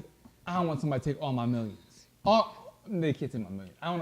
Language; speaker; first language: English; native; English